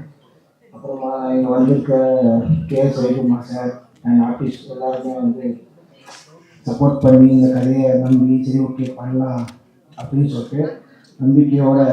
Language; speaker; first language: Tamil; native; Tamil